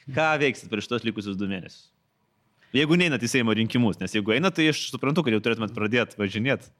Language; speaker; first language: Lithuanian; native; Lithuanian